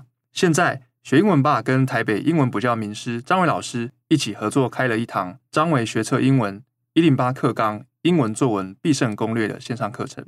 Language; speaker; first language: Chinese; native; Chinese